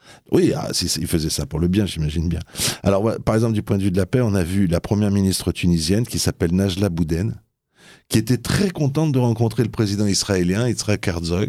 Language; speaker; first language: French; native; French